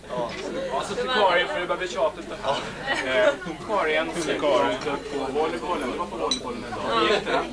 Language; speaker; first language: Swedish; native; Swedish